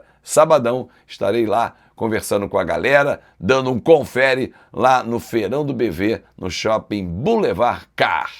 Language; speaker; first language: Portuguese; native; Portuguese